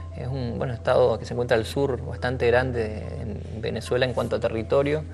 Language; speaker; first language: Spanish; native; Spanish